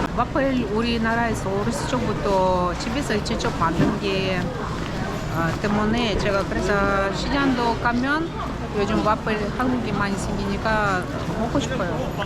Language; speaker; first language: Korean; non-native, fluent; Ukrainian